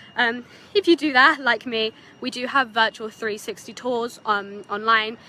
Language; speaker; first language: English; native; English